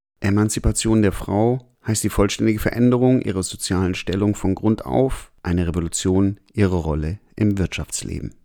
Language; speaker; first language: German; native; German